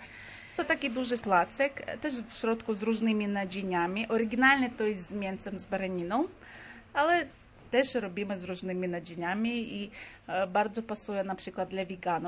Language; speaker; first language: Polish; non-native, fluent; Crimean Tatar